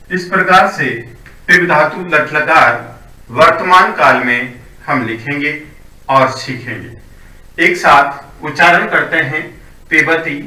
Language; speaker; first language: Hindi; native; Hindi